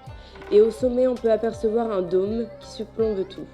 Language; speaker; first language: French; native; French